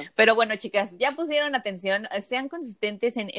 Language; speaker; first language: Spanish; native; Spanish